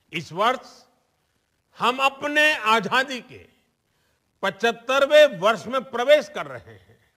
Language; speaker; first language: Hindi; non-native, local second language; Gujarati